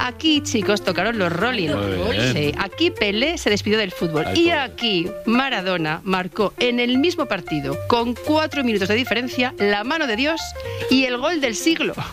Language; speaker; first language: Spanish; native; Spanish